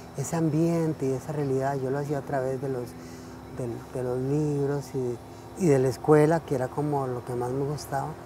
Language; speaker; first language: Spanish; native; Spanish